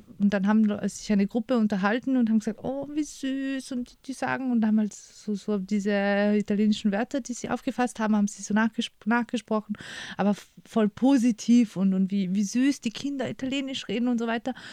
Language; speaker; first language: German; non-native, local second language; Croatian